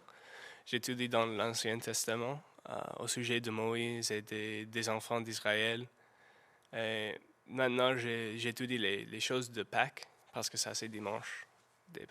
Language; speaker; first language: French; non-native, learner; English